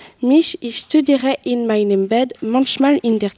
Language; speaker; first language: German; non-native, learner; French